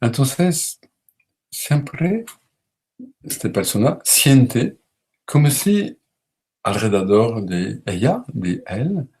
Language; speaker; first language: Spanish; non-native, learner; French